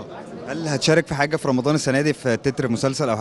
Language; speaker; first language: Arabic; native; Arabic